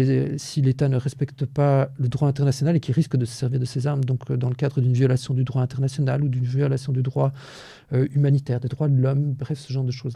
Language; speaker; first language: French; native; French